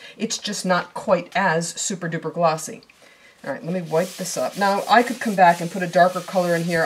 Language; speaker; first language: English; native; English